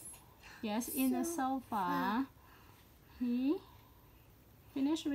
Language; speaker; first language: English; non-native, learner; Vietnamese